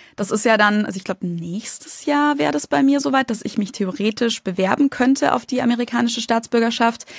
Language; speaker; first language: German; native; German